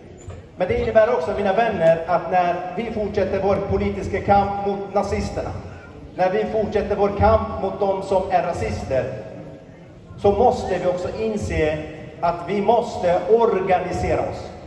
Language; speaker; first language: Swedish; early bilingual, other home language; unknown